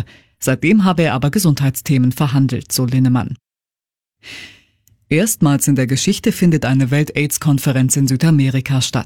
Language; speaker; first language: German; native; German